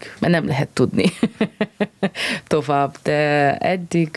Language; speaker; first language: Hungarian; early bilingual, heritage; Hungarian